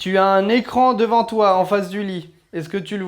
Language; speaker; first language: French; native; French